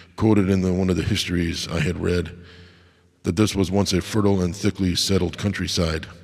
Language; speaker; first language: English; native; English